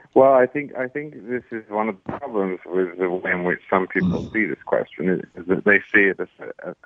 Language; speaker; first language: English; native; English